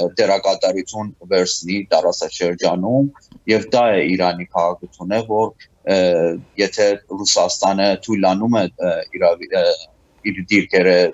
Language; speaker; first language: Armenian; early bilingual, heritage; Armenian